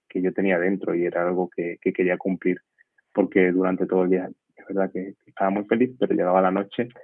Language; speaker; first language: Spanish; native; Spanish